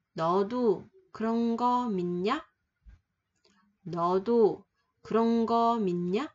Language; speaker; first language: Korean; non-native, fluent; Vietnamese